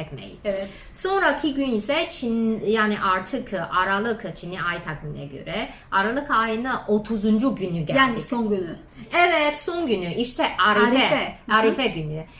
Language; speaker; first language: Turkish; non-native, fluent; Chinese